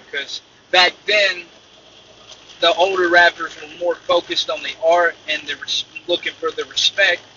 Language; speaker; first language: English; native; English